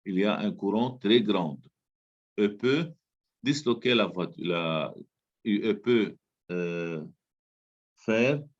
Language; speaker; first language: French; non-native, local second language; Arabic